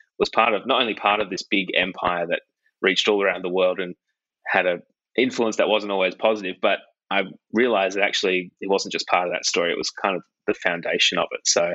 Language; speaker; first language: English; native; English